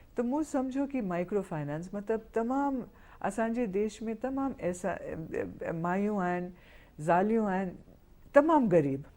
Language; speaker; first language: Sindhi; early bilingual, heritage; Sindhi